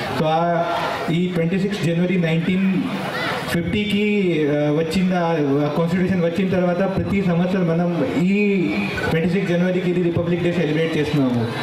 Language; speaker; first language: Telugu; non-native, learner; Hindi